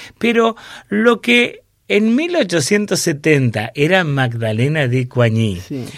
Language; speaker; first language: Spanish; native; Spanish